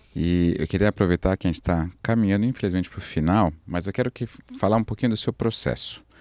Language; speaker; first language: Portuguese; native; Portuguese